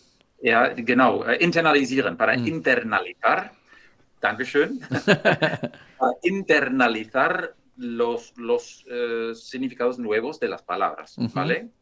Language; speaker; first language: Spanish; non-native, fluent; English